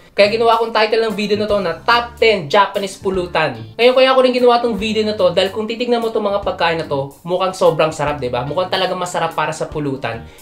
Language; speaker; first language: Filipino; native; Filipino